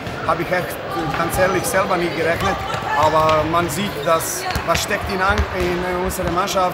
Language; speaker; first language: German; non-native, fluent; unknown